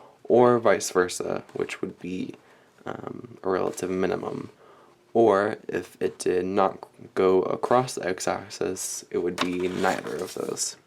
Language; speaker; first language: English; native; English